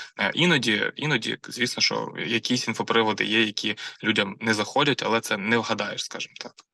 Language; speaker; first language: Ukrainian; non-native, local second language; Russian